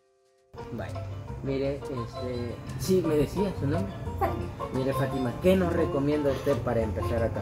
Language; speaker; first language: Spanish; native; Spanish